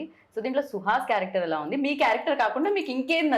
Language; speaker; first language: Telugu; native; Telugu